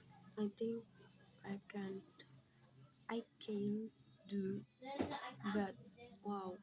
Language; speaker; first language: English; non-native, learner; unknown